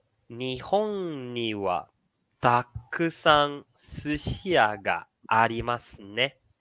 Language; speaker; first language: Japanese; non-native, learner; Portuguese